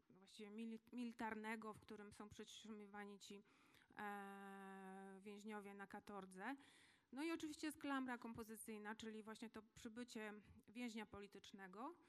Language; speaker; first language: Polish; native; Polish